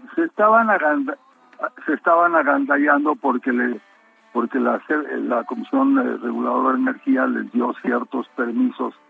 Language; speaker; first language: Spanish; native; Spanish